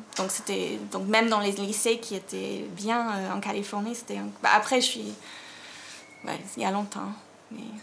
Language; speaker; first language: French; non-native, fluent; English